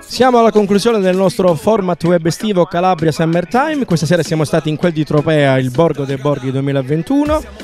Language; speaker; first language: Italian; native; Italian